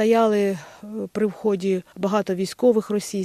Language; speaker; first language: Polish; non-native, learner; Ukrainian